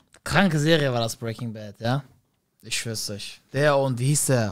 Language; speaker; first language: German; native; German